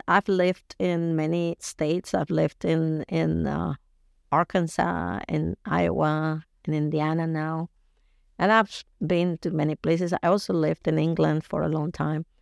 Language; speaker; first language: English; non-native, fluent; Spanish